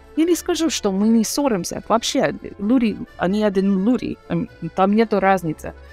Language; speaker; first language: Russian; non-native, learner; English